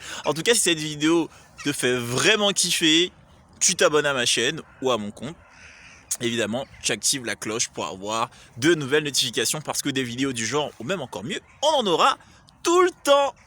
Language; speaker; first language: French; native; French